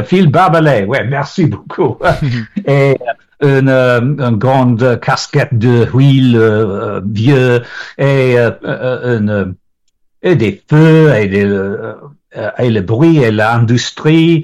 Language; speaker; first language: French; non-native, learner; English